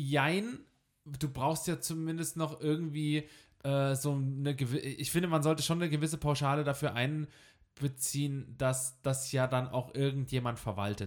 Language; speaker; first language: German; native; German